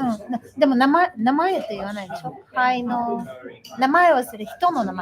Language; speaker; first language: Japanese; non-native, fluent; Chinese